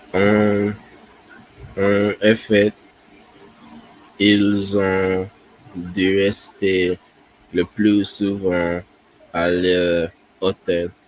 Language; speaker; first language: French; non-native, learner; English